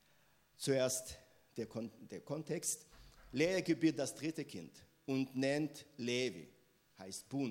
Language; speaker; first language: German; non-native, fluent; Russian